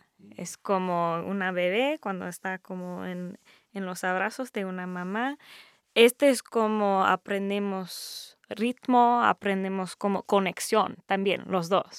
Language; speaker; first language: Spanish; early bilingual, heritage; Spanish